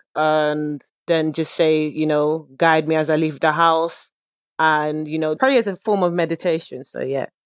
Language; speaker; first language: English; early bilingual, other home language; Dutch